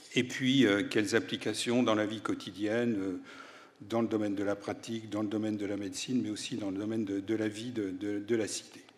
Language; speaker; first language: French; native; French